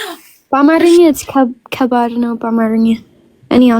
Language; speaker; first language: Amharic; non-native, learner; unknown